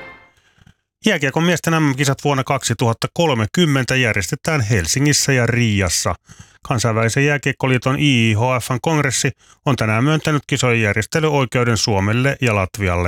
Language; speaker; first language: Finnish; native; Finnish